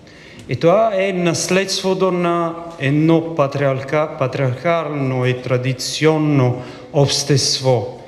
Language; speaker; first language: Bulgarian; non-native, fluent; Italian